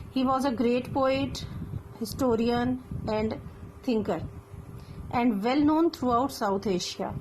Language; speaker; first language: English; non-native, local second language; Urdu